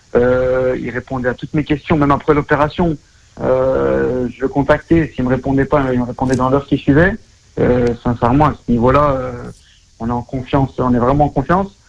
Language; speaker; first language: French; native; French